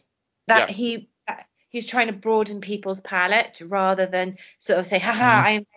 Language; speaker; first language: English; native; English